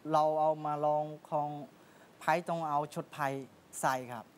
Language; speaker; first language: Thai; non-native, learner; Khmer